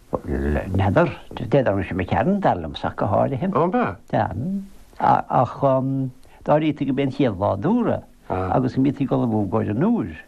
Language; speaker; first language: Irish; native; Irish